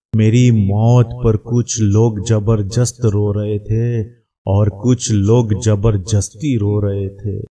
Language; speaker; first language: Hindi; non-native, local second language; Gujarati